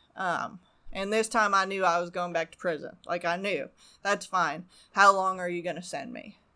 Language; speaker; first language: English; native; English